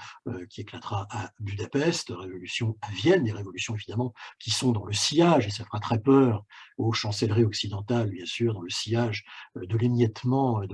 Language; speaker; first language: French; native; French